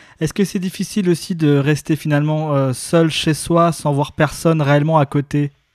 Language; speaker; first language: French; native; French